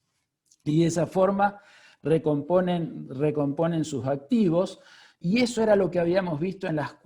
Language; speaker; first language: Spanish; native; Spanish